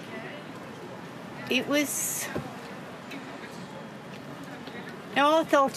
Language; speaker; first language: English; non-native, local second language; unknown